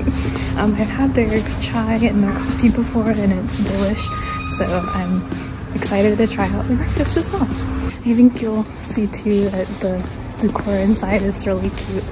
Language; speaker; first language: English; native; English